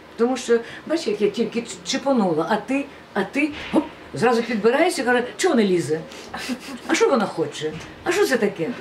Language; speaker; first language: Ukrainian; non-native, local second language; Russian